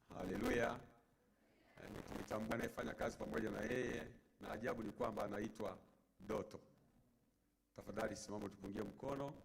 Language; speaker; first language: Swahili; native; Swahili